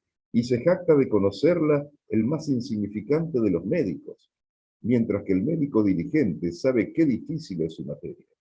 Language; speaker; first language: Spanish; native; Spanish